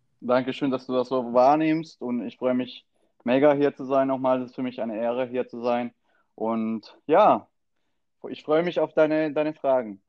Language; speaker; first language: German; non-native, fluent; Spanish